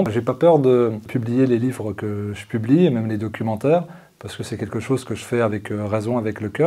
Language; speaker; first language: French; native; French